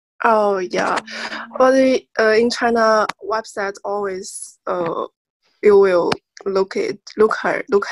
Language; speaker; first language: English; non-native, learner; Chinese